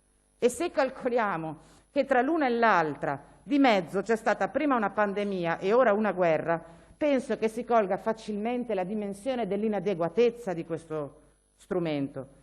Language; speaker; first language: Italian; native; Italian